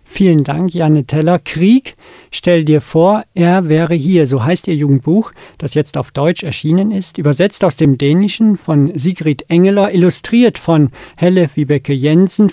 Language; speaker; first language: German; native; German